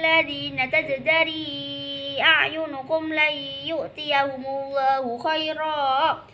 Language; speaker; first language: Arabic; non-native, learner; Indonesian